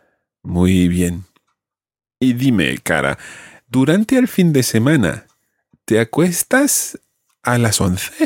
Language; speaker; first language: Spanish; non-native, fluent; English